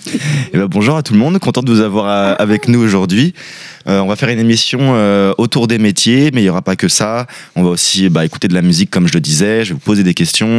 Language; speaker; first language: French; native; French